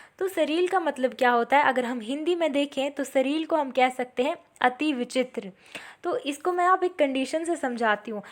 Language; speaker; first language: Hindi; native; Hindi